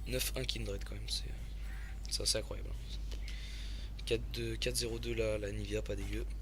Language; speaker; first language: French; native; French